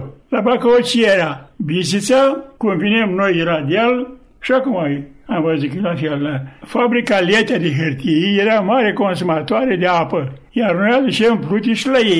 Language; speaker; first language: Romanian; native; Romanian